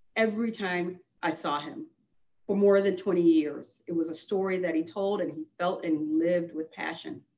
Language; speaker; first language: English; native; English